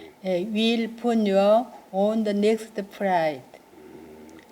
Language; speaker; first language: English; non-native, learner; Korean